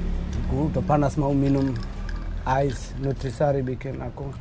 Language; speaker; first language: Indonesian; non-native, learner; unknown